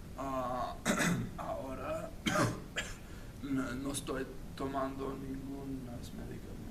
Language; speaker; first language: Spanish; non-native, learner; English